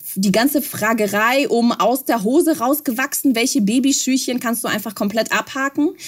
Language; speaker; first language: German; early bilingual, other home language; Russian